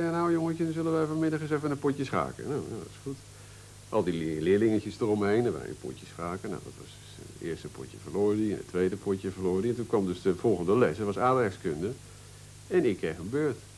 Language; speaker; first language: Dutch; native; Dutch